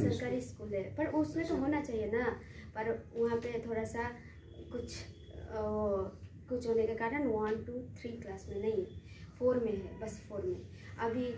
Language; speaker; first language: Hindi; non-native, local second language; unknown